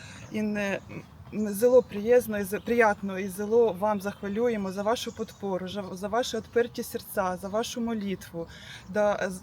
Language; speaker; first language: Slovenian; non-native, learner; Ukrainian